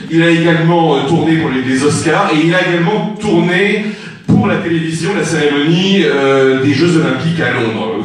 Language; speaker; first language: French; native; French